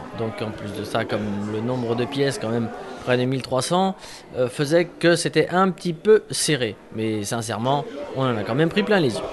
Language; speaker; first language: French; native; French